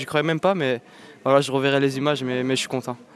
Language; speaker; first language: French; native; French